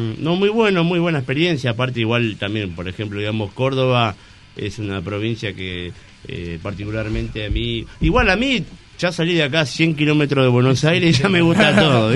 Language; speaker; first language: Spanish; native; Spanish